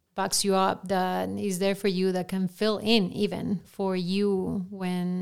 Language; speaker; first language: English; non-native, fluent; Spanish